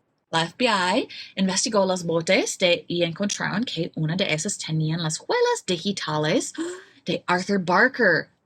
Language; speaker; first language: Spanish; non-native, fluent; English